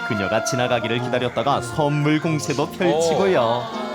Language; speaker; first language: Korean; native; Korean